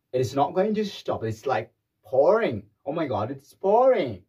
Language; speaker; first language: English; non-native, local second language; Amharic